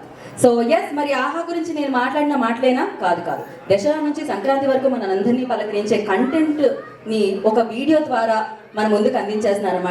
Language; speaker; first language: Telugu; native; Telugu